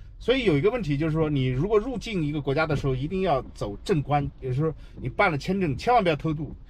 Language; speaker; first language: Chinese; native; Chinese